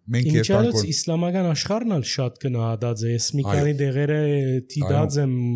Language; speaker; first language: Armenian; early bilingual, heritage; Armenian